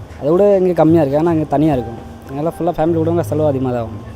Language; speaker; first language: Tamil; non-native, learner; Hindi